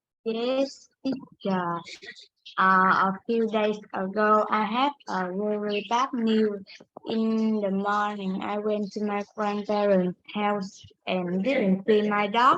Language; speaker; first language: English; non-native, learner; Vietnamese